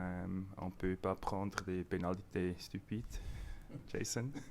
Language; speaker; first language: French; non-native, local second language; German